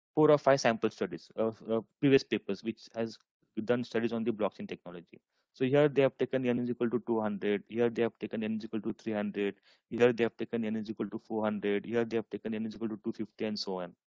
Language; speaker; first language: English; non-native, local second language; Marathi